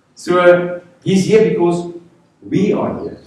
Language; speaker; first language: English; non-native, local second language; Afrikaans